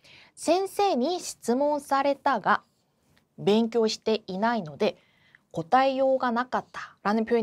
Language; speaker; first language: Japanese; non-native, fluent; Korean